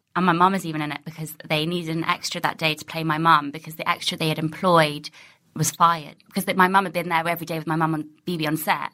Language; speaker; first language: English; native; English